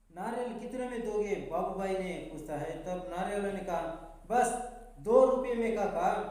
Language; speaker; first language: Hindi; non-native, local second language; Kannada